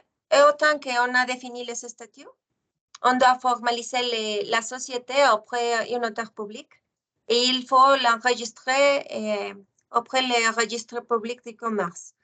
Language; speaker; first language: French; non-native, fluent; Spanish